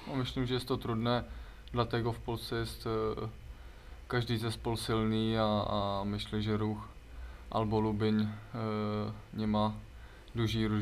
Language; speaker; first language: Polish; non-native, fluent; Czech